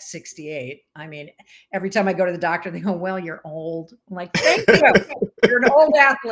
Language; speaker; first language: English; native; English